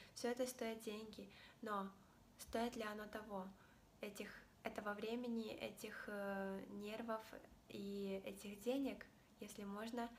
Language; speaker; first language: Russian; native; Russian